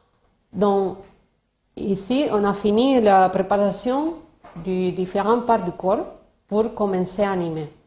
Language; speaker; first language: French; non-native, fluent; Spanish